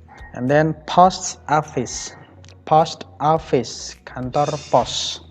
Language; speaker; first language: English; non-native, fluent; Indonesian